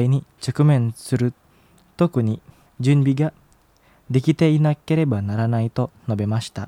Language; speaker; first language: Japanese; non-native, fluent; Indonesian